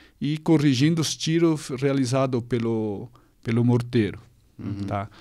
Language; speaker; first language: Portuguese; non-native, fluent; Spanish